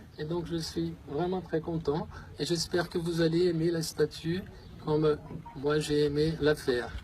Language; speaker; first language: French; non-native, fluent; Portuguese